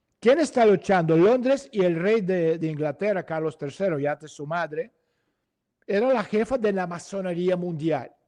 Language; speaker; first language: Spanish; non-native, fluent; Russian